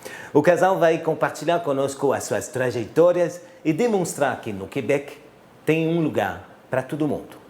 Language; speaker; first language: Portuguese; non-native, fluent; French